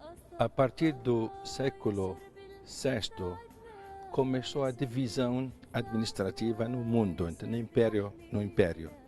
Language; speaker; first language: Portuguese; non-native, fluent; Arabic